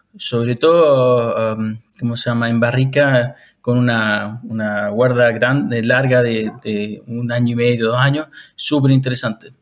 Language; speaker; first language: Spanish; native; Spanish